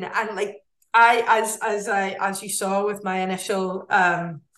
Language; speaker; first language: English; native; English